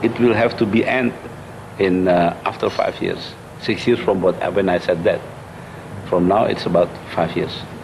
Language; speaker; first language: English; non-native, fluent; Indonesian